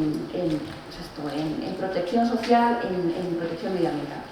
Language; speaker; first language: Spanish; native; Spanish